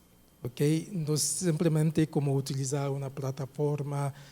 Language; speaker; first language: Spanish; non-native, fluent; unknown